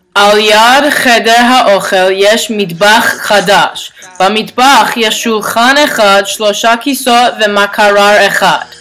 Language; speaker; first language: Hebrew; non-native, learner; English